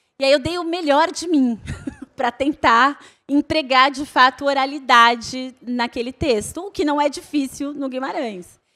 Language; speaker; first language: Portuguese; native; Portuguese